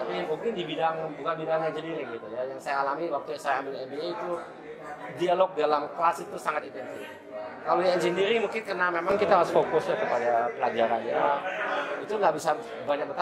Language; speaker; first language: Indonesian; early bilingual, heritage; German